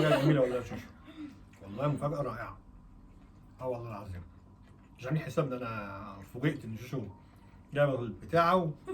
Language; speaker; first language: Arabic; native; Arabic